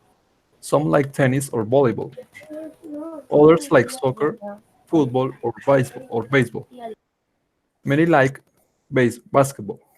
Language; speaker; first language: English; non-native, learner; Spanish